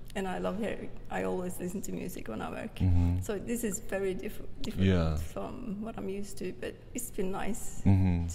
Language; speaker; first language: English; non-native, fluent; Norwegian